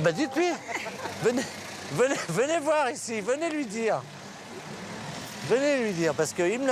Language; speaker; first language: French; native; French